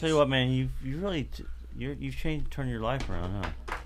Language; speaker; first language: English; native; English